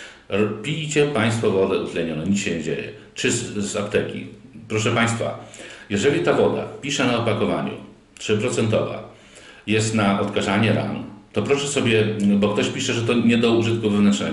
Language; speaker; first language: Polish; native; Polish